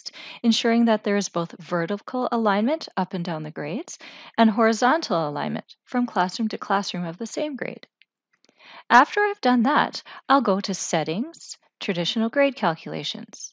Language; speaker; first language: English; native; English